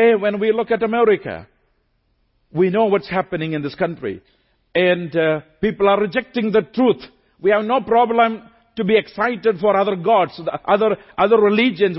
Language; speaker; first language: English; non-native, local second language; Malayalam